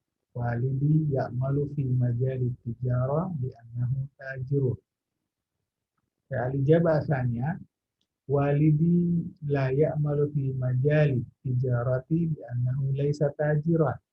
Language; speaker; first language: Arabic; non-native, fluent; Indonesian